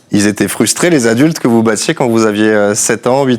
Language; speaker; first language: French; native; French